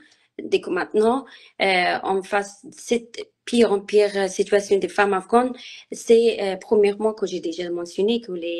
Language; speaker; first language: French; non-native, learner; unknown